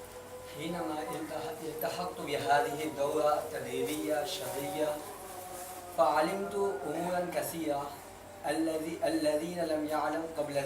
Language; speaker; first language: Arabic; non-native, learner; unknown